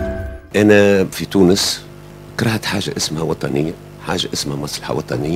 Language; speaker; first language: Arabic; native; Arabic